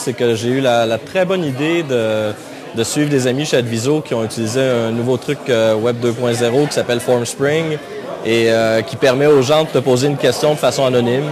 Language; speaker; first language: French; native; French